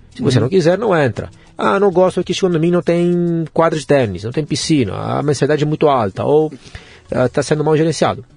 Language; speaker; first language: Portuguese; non-native, fluent; Italian